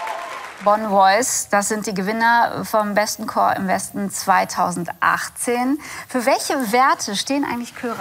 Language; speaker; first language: German; native; German